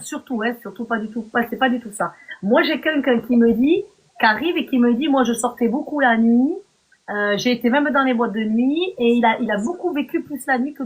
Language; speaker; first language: French; native; French